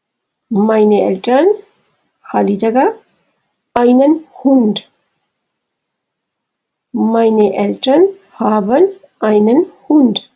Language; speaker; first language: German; non-native, fluent; Urdu